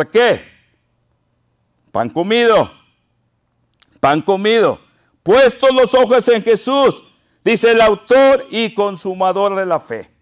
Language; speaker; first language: Spanish; native; Spanish